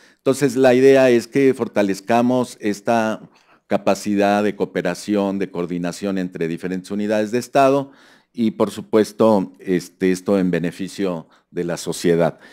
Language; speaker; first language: Spanish; native; Spanish